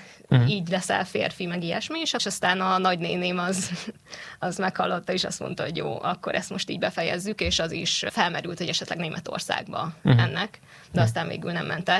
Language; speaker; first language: Hungarian; native; Hungarian